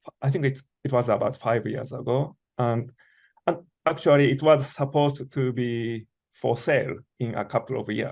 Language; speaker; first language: English; non-native, learner; Japanese